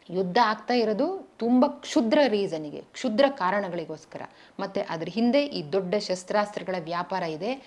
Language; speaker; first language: Kannada; native; Kannada